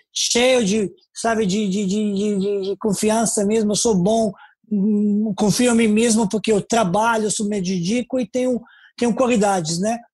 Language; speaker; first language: Portuguese; non-native, fluent; Serbian